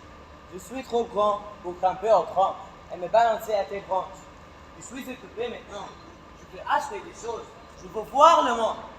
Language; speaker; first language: French; non-native, learner; Arabic